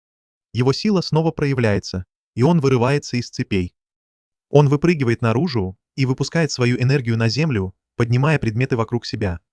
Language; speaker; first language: Russian; native; Russian